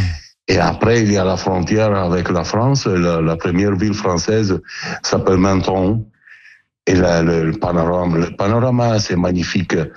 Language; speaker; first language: French; non-native, learner; Italian